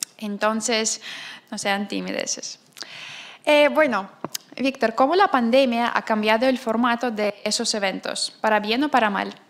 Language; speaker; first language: Spanish; non-native, fluent; Russian